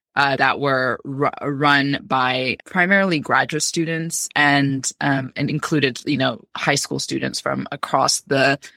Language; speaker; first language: English; early bilingual, other home language; Amharic